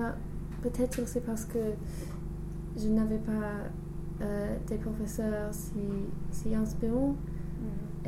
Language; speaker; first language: French; non-native, learner; English